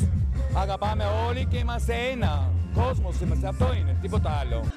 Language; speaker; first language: Greek; non-native, learner; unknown